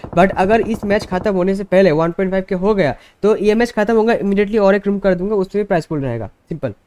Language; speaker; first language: Hindi; non-native, local second language; Bangla